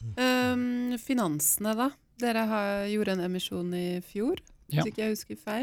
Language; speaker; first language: Norwegian; native; Norwegian